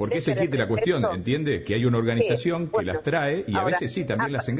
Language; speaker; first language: Spanish; native; Spanish